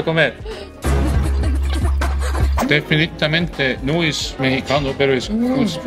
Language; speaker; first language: Spanish; non-native, learner; Korean